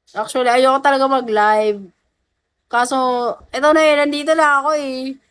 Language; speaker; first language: Filipino; non-native, local second language; Cebuano